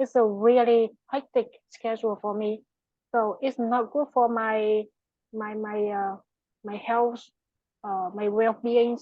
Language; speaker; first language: English; non-native, learner; Vietnamese